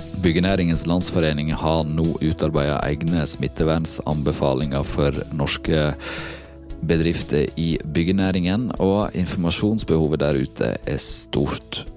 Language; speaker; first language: Norwegian; native; Norwegian